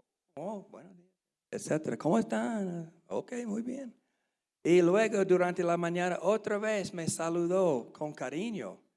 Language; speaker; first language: Spanish; non-native, learner; English